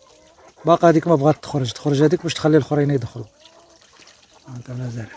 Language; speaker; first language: Arabic; native; Arabic